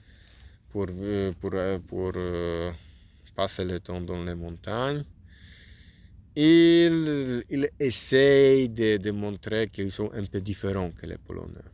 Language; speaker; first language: French; non-native, learner; Polish